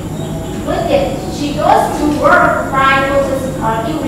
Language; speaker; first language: English; non-native, learner; Khmer